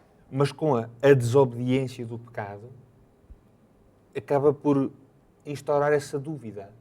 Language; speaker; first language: Portuguese; native; Portuguese